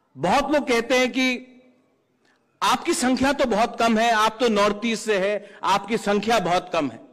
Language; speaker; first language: Hindi; non-native, local second language; Kok Borok